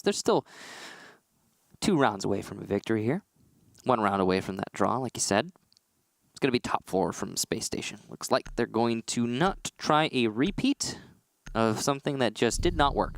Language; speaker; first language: English; native; English